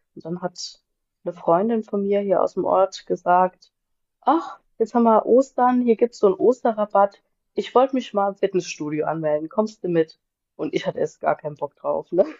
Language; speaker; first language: German; native; German